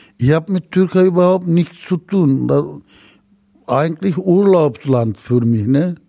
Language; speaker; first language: German; non-native, learner; Turkish